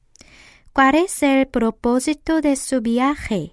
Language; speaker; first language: Spanish; non-native, fluent; Korean